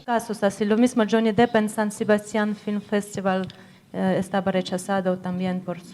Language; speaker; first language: Spanish; non-native, fluent; Russian